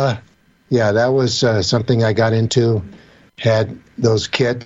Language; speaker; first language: English; native; English